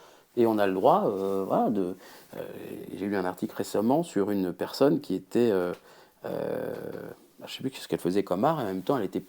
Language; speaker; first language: French; native; French